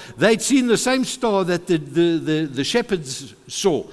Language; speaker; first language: English; non-native, local second language; Afrikaans